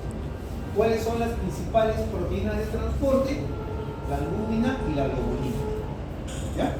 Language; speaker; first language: Spanish; native; Spanish